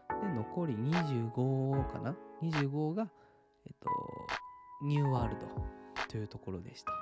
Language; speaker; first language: Japanese; native; Japanese